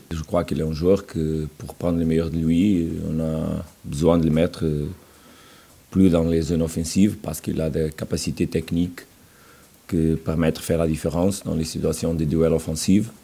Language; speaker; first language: French; non-native, fluent; Portuguese